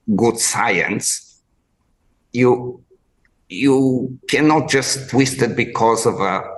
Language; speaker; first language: English; non-native, fluent; Bulgarian